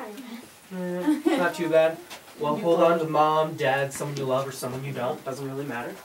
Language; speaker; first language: English; native; English